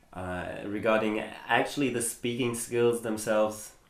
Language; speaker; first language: English; non-native, fluent; German